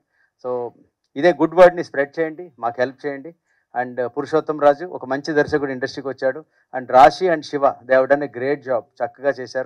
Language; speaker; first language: Telugu; native; Telugu